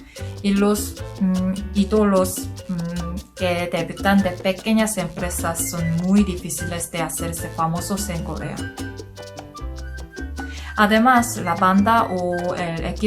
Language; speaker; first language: Spanish; non-native, learner; Korean